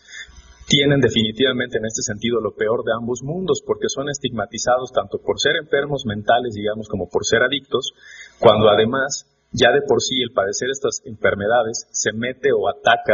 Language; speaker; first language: Spanish; native; Spanish